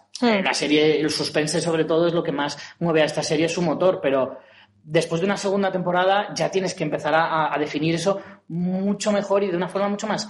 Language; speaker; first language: Spanish; native; Spanish